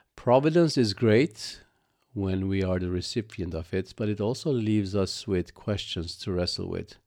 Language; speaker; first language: English; non-native, fluent; Arabic